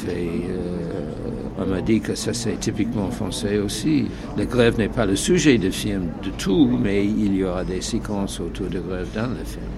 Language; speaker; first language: French; non-native, fluent; English